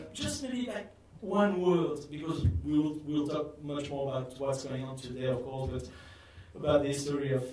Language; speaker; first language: English; non-native, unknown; French